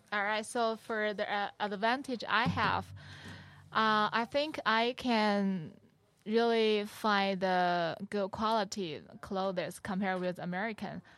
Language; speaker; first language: English; non-native, learner; Chinese